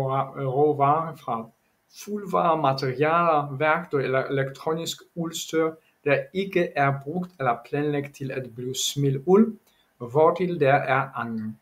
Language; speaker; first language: Danish; non-native, learner; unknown